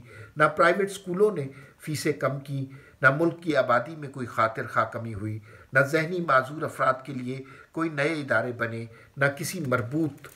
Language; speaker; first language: Urdu; native; Urdu